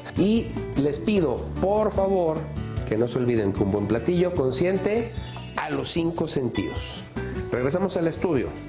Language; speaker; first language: Spanish; native; Spanish